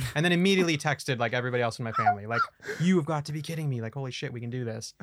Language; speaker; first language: English; native; English